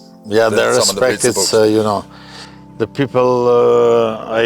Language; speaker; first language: English; non-native, learner; Albanian